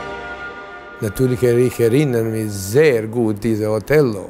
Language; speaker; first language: German; non-native, fluent; Latvian